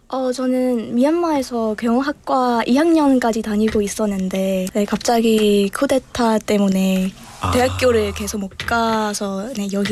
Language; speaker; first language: Korean; non-native, fluent; Burmese